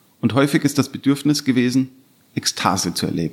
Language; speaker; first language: German; native; German